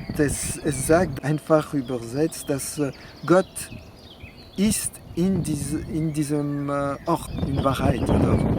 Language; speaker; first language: German; non-native, fluent; French